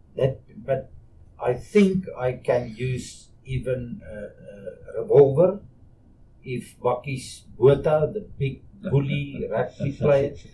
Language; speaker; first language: English; non-native, local second language; Afrikaans